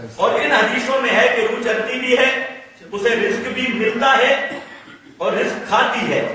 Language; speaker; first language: Urdu; non-native, local second language; Punjabi